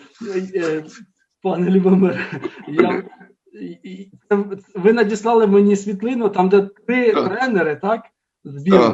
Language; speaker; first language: Ukrainian; native; Ukrainian